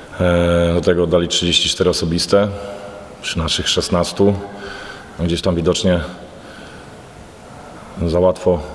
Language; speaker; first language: Polish; native; Polish